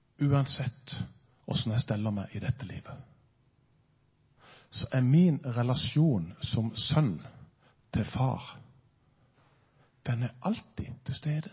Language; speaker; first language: Norwegian; native; Norwegian